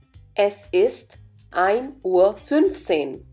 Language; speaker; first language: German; non-native, fluent; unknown